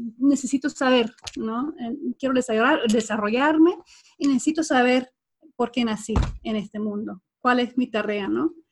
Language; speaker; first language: Spanish; non-native, fluent; Swedish